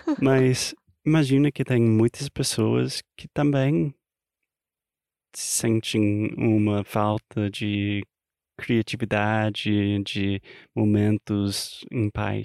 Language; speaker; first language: Portuguese; non-native, learner; English